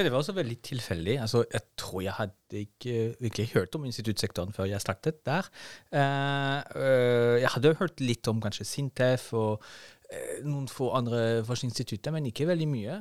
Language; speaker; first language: Norwegian; non-native, fluent; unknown